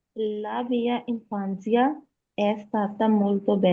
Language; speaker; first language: Italian; non-native, learner; Urdu